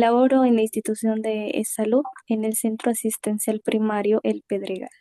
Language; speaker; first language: Spanish; native; Spanish